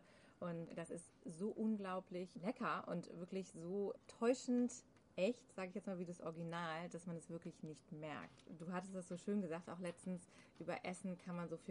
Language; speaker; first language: German; native; German